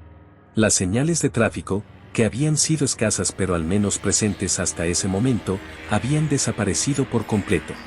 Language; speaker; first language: Spanish; native; Spanish